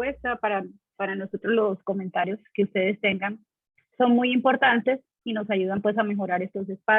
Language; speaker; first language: Spanish; native; Spanish